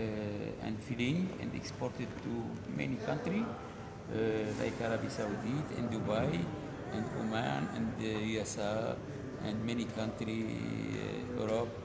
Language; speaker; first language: English; non-native, learner; Arabic